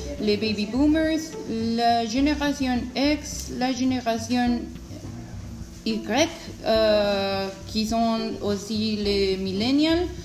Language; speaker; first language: French; non-native, learner; Spanish